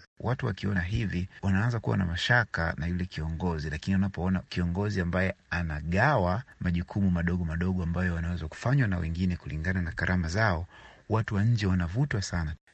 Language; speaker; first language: Swahili; native; Swahili